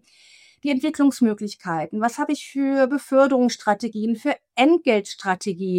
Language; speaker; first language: German; native; German